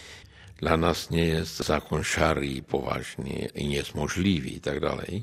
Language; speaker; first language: Polish; non-native, learner; Czech